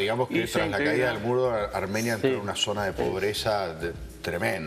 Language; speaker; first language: Spanish; native; Spanish